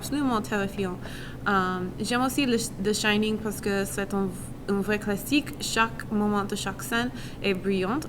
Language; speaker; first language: French; non-native, learner; English